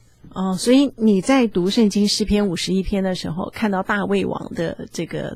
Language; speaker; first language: Chinese; native; Chinese